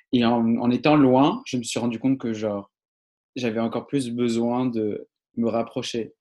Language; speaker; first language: French; non-native, local second language; Arabic